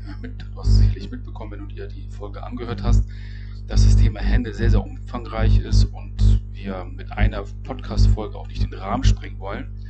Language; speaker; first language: German; native; German